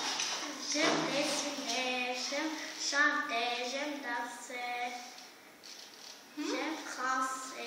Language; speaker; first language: French; non-native, learner; Armenian